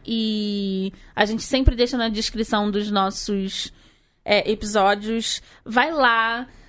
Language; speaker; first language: Portuguese; native; Portuguese